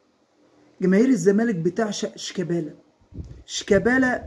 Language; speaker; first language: Arabic; native; Arabic